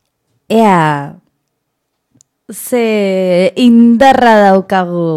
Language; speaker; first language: Basque; non-native, local second language; Spanish